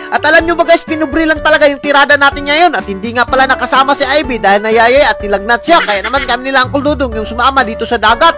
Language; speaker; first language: Filipino; non-native, local second language; Cebuano